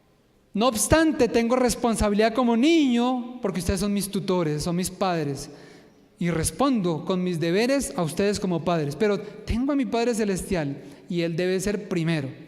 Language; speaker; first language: Spanish; native; Spanish